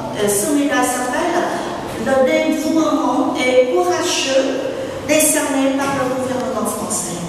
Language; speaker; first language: French; non-native, fluent; Vietnamese